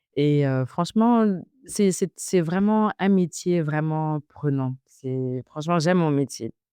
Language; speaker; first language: French; early bilingual, other home language; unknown